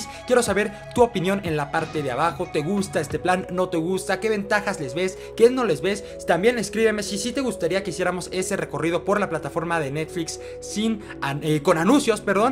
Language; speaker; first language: Spanish; native; Spanish